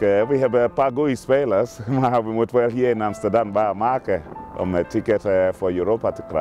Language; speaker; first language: Dutch; non-native, fluent; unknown